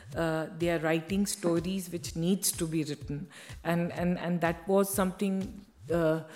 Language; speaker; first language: English; non-native, local second language; Hindi